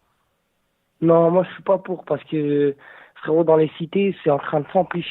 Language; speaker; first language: French; native; French